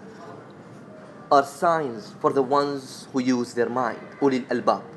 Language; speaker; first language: English; non-native, fluent; Arabic